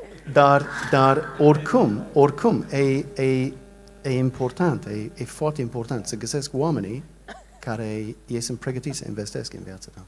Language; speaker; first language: Romanian; non-native, learner; English